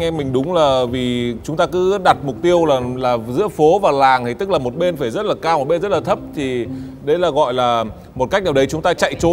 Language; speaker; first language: Vietnamese; native; Vietnamese